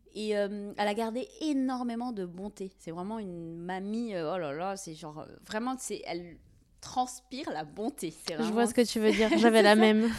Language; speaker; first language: French; non-native, local second language; Kabyle